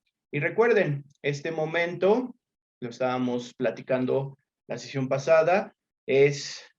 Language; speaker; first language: Spanish; native; Spanish